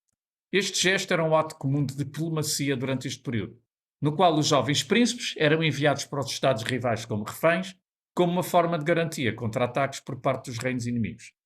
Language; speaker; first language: Portuguese; native; Portuguese